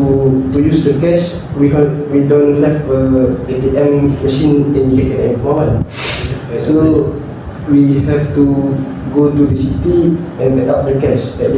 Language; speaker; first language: English; non-native, learner; Malay